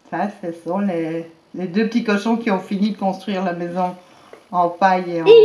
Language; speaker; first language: French; native; French